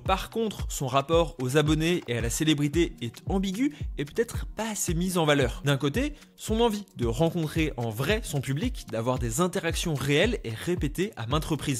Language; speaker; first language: French; native; French